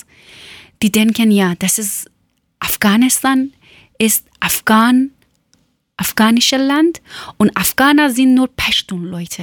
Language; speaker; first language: German; non-native, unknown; Persian